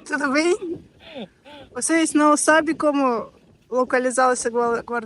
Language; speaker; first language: Portuguese; non-native, learner; Russian